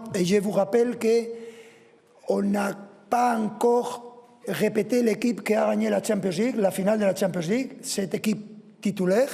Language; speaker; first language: French; non-native, fluent; Spanish